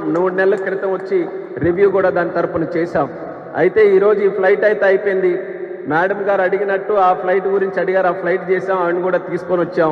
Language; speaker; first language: Telugu; native; Telugu